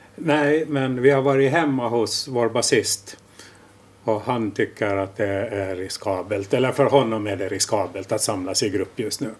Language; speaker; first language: Swedish; native; Swedish